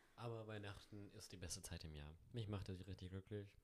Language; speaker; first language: German; native; German